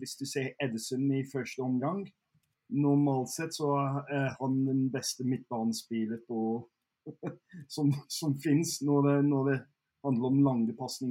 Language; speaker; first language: Norwegian; non-native, fluent; English